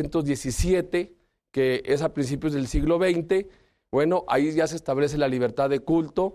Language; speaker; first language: Spanish; native; Spanish